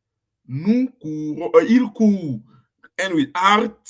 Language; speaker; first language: French; non-native, fluent; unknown